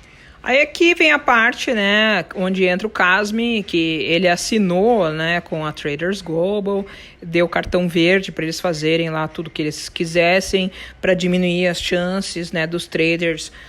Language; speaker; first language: Portuguese; native; Portuguese